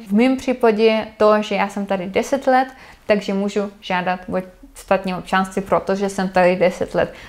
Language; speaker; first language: Czech; non-native, fluent; Russian